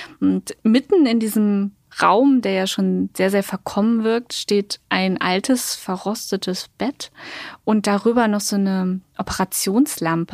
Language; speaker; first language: German; native; German